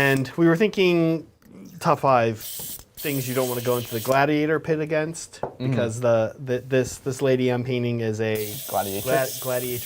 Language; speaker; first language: English; native; English